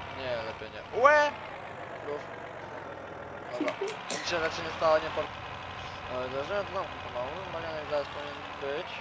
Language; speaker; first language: Polish; native; Polish